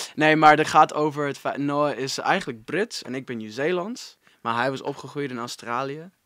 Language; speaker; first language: Dutch; non-native, fluent; English